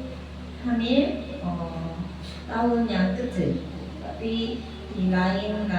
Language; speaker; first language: Indonesian; non-native, learner; Korean